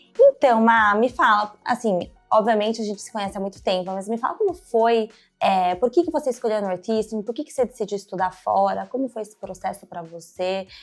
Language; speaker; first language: Portuguese; native; Portuguese